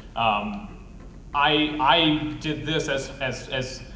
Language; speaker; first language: English; native; English